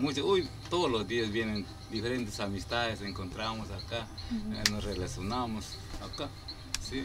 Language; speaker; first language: Spanish; native; Spanish